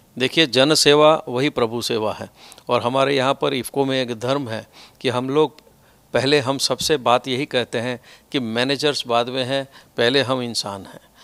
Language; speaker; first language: Hindi; non-native, local second language; Gujarati